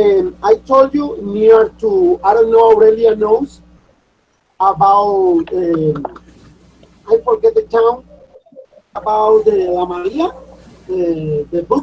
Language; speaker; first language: English; non-native, learner; Spanish